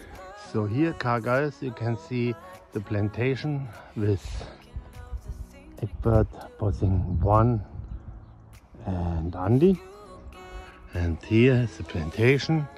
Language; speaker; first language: English; non-native, learner; German